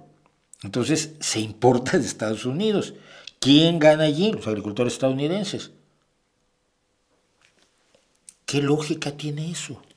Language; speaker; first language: Spanish; native; Spanish